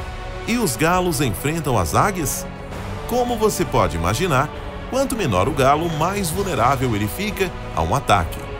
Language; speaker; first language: Portuguese; native; Portuguese